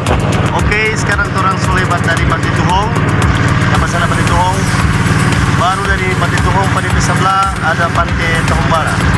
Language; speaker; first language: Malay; non-native, local second language; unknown